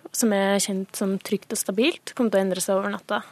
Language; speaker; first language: Norwegian; native; Norwegian